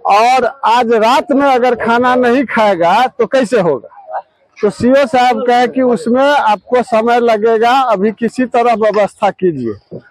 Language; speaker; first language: Hindi; native; Hindi